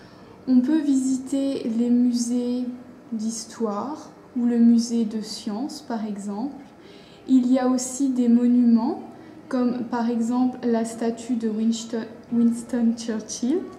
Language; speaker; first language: French; non-native, learner; English